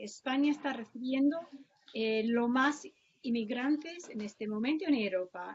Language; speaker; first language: Spanish; non-native, fluent; English